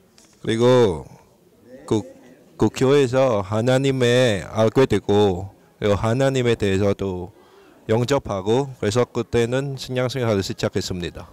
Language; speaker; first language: Korean; non-native, learner; Indonesian